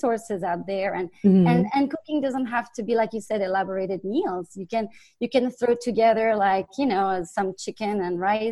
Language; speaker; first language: English; non-native, fluent; French